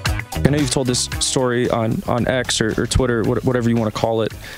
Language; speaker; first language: English; native; English